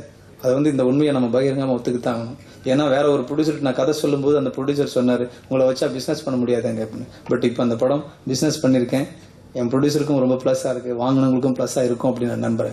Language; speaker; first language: Tamil; native; Tamil